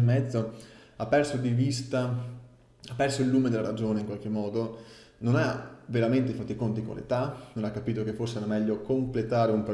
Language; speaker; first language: Italian; native; Italian